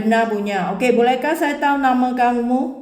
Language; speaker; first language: Indonesian; non-native, learner; Filipino